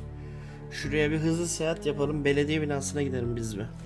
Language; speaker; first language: Turkish; native; Turkish